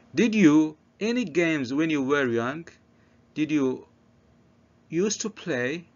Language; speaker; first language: English; non-native, fluent; Arabic